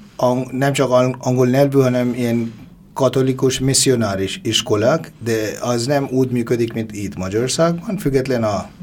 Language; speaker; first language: Hungarian; non-native, fluent; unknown